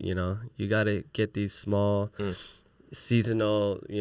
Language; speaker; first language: English; early bilingual, other home language; Chinese